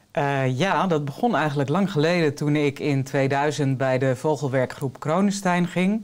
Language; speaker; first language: Dutch; native; Dutch